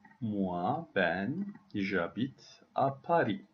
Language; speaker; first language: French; non-native, learner; Turkish